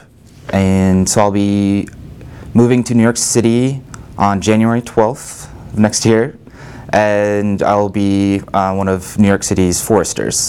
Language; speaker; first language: English; native; English